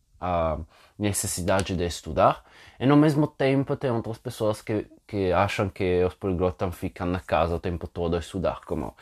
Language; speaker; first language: Portuguese; non-native, fluent; Italian